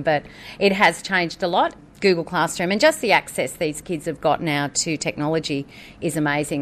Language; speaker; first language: English; native; English